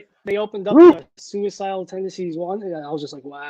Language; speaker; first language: English; native; English